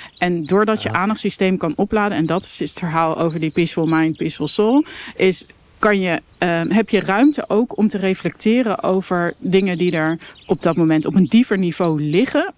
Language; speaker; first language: Dutch; native; Dutch